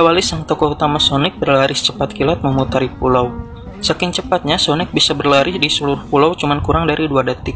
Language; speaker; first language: Indonesian; native; Indonesian